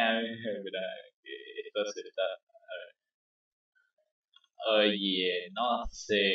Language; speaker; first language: Spanish; native; Spanish